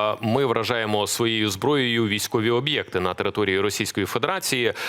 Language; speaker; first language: Ukrainian; native; Ukrainian